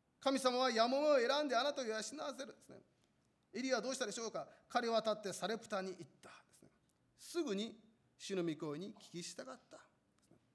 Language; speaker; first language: Japanese; non-native, fluent; Korean